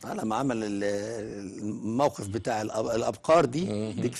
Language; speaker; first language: Arabic; native; Arabic